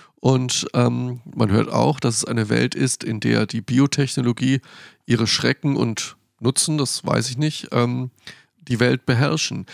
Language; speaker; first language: German; native; German